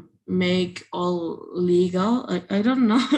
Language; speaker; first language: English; non-native, learner; Spanish